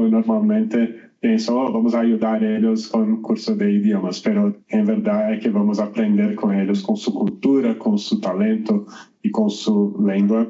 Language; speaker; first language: Spanish; non-native, learner; Portuguese